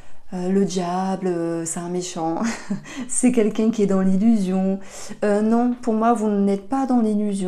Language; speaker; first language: French; native; French